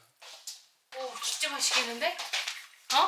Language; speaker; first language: Korean; non-native, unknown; Uzbek